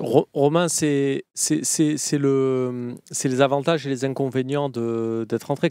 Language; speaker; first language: French; native; French